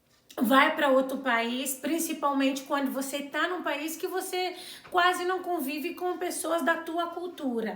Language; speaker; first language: Portuguese; non-native, local second language; Kabuverdianu